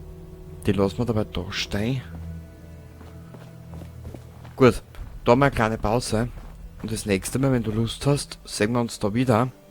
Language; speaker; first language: German; native; German